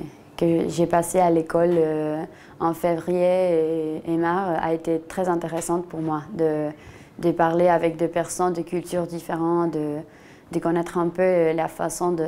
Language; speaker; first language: French; non-native, fluent; Spanish